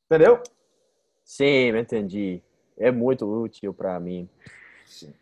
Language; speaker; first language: Portuguese; non-native, fluent; English